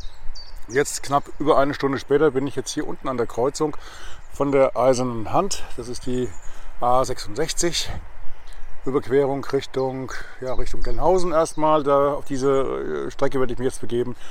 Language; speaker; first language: German; native; German